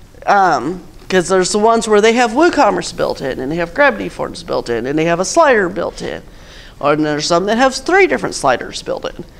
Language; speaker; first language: English; native; English